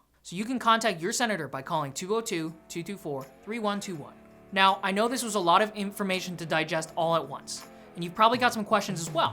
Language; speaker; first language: English; native; English